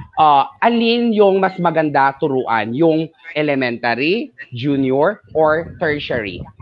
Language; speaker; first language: Filipino; non-native, local second language; Hiligaynon